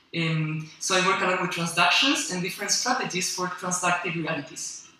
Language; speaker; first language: English; non-native, fluent; Spanish